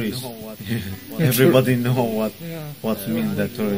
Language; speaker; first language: English; non-native, learner; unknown